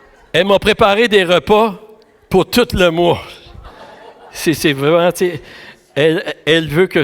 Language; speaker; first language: French; native; French